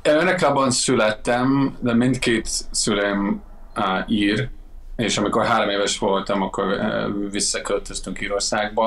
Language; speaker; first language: Hungarian; non-native, fluent; English